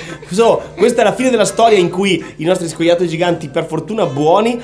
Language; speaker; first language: Italian; native; Italian